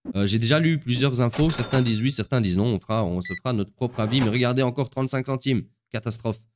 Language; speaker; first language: French; native; French